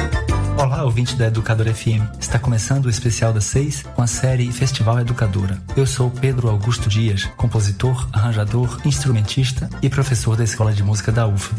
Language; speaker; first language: Portuguese; native; Portuguese